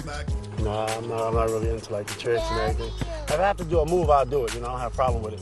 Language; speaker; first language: English; native; English